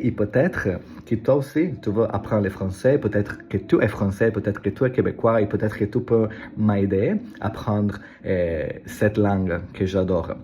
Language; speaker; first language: French; non-native, learner; Italian